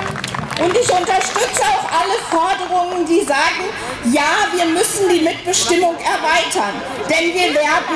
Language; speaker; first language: German; native; German